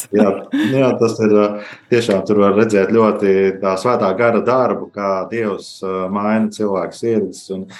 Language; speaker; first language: Latvian; native; Latvian